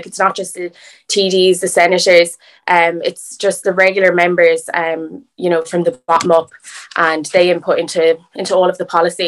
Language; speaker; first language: English; native; English